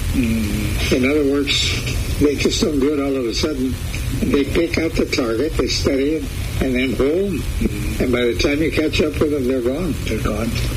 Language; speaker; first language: English; early bilingual, other home language; Spanish